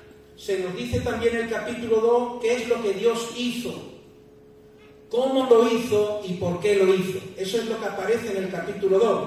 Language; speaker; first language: Spanish; native; Spanish